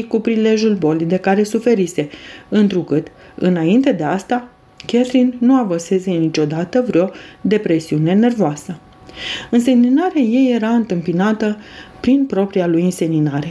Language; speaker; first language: Romanian; native; Romanian